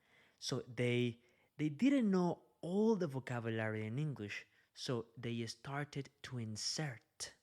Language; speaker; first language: English; non-native, fluent; Spanish